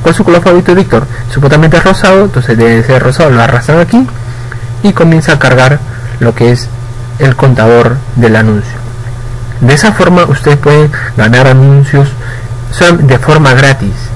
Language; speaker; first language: Spanish; native; Spanish